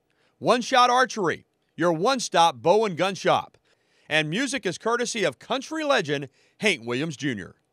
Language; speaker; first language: English; native; English